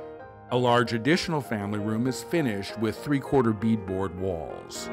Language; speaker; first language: English; native; English